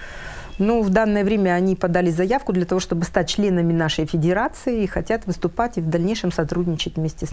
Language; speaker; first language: Russian; native; Russian